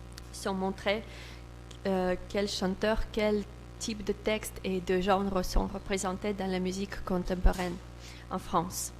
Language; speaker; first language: French; non-native, learner; Russian